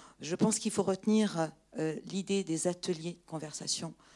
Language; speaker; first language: French; native; French